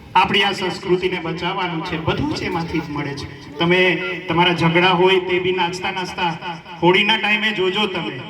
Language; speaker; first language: Gujarati; non-native, local second language; Vasavi